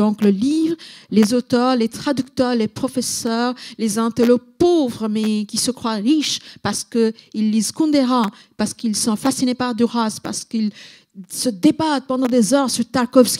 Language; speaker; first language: French; non-native, fluent; Bangla